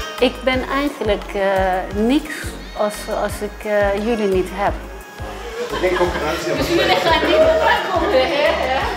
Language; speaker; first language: Dutch; non-native, fluent; Persian